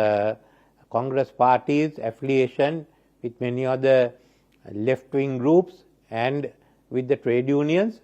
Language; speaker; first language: English; non-native, local second language; Sinhala